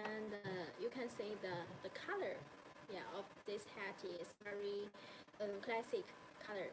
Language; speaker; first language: English; non-native, learner; Chinese